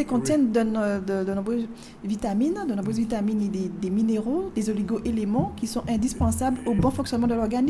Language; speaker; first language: French; native; French